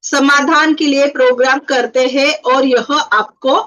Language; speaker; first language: Hindi; non-native, local second language; Marathi